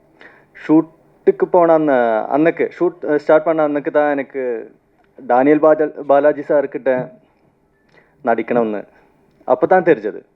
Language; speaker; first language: Tamil; non-native, learner; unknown